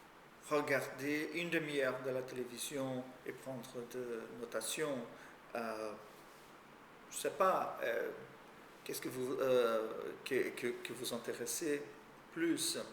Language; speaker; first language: French; non-native, fluent; Portuguese